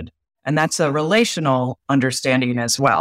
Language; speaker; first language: English; native; English